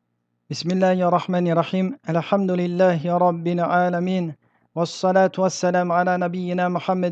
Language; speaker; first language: Arabic; non-native, fluent; French